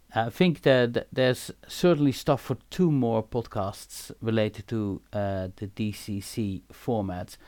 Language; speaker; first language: English; non-native, fluent; Dutch